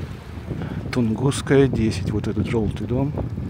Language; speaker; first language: Russian; native; Russian